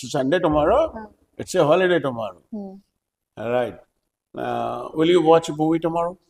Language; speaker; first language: English; non-native, local second language; Hindi